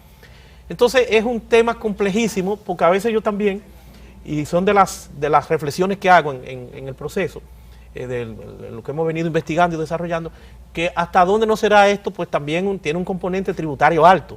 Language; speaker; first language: Spanish; native; Spanish